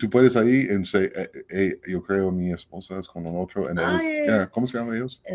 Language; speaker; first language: Spanish; non-native, learner; English